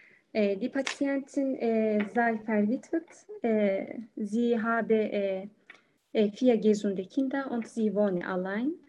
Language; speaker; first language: German; non-native, learner; Turkish